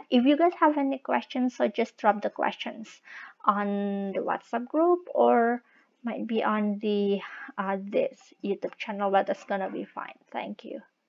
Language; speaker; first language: English; non-native, fluent; Indonesian